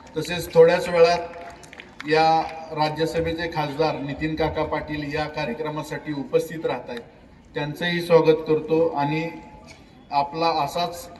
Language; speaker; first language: Marathi; native; Marathi